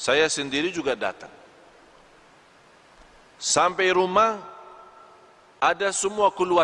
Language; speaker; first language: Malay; non-native, fluent; Arabic